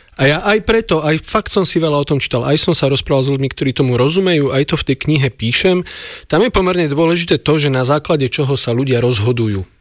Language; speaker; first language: Slovak; native; Slovak